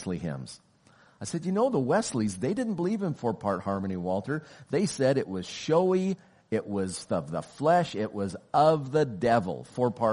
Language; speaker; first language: English; native; English